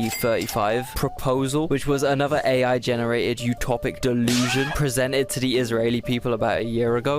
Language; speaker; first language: English; native; English